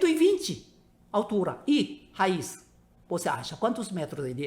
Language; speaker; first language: Portuguese; non-native, learner; Korean